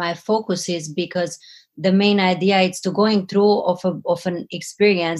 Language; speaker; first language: English; non-native, fluent; Hungarian